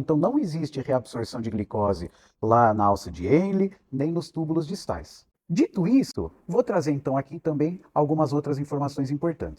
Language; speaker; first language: Portuguese; native; Portuguese